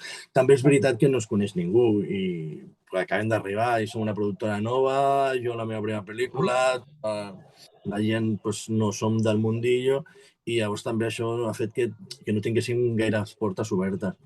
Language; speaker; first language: Catalan; native; Catalan